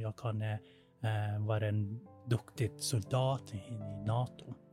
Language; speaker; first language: Swedish; non-native, fluent; Thai